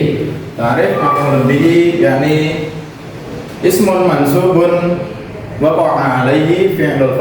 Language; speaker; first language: Arabic; non-native, fluent; Indonesian